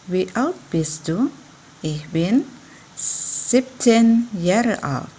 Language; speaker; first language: German; non-native, fluent; Indonesian